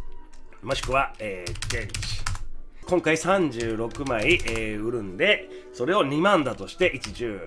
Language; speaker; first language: Japanese; native; Japanese